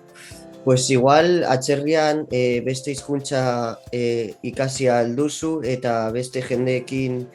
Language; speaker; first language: Basque; non-native, local second language; Spanish